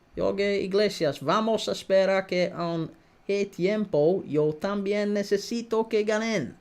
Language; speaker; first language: Spanish; non-native, learner; English